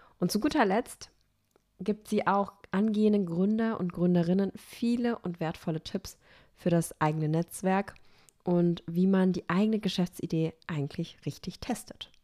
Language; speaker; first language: German; native; German